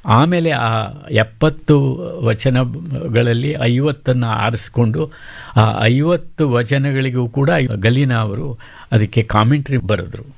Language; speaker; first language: Kannada; native; Kannada